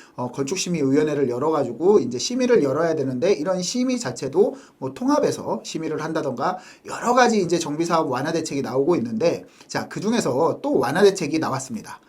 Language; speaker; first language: Korean; native; Korean